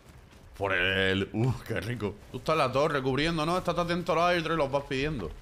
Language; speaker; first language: Spanish; native; Spanish